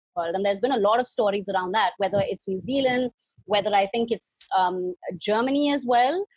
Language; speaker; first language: English; non-native, local second language; Hindi